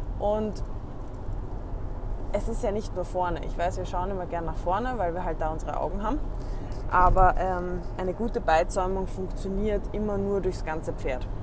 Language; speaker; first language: German; native; German